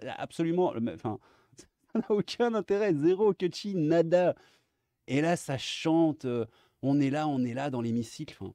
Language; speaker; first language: French; native; French